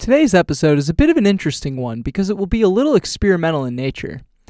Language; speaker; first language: English; native; English